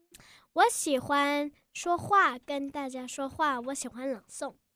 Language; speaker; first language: Chinese; early bilingual, heritage; Chinese